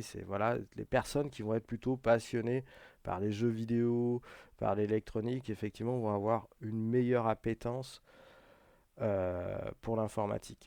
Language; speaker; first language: French; native; French